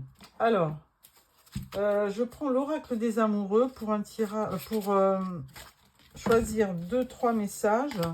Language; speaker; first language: French; native; French